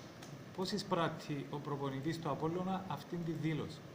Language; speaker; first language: Greek; native; Greek